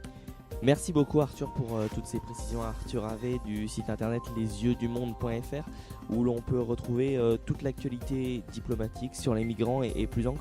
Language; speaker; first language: French; native; French